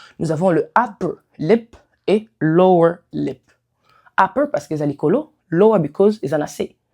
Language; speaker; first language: French; non-native, local second language; Lingala